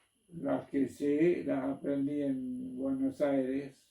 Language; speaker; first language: Spanish; non-native, local second language; German